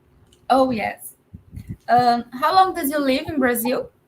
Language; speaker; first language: English; non-native, learner; Portuguese